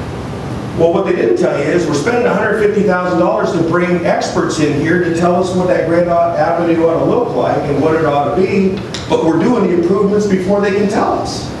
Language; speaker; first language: English; native; English